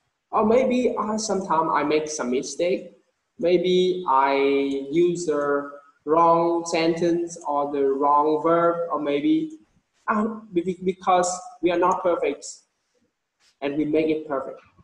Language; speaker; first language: English; non-native, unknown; Vietnamese